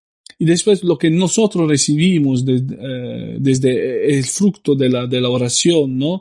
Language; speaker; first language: Spanish; non-native, fluent; Italian